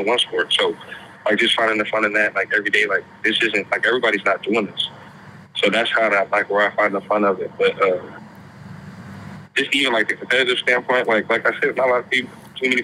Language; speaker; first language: English; native; English